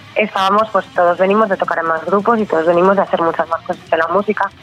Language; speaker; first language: Spanish; native; Spanish